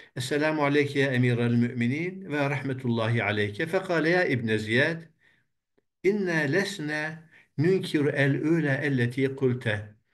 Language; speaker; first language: Turkish; native; Turkish